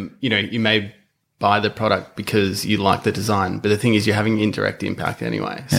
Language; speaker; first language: English; native; English